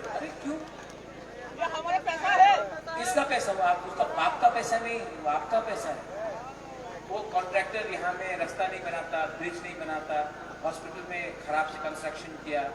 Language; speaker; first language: Hindi; non-native, local second language; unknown